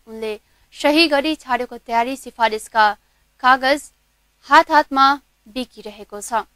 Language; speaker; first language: Nepali; non-native, local second language; Maithili